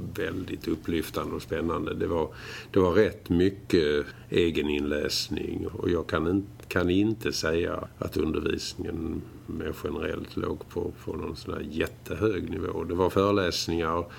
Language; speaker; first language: Swedish; native; Swedish